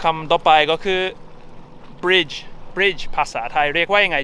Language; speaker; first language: Thai; non-native, fluent; English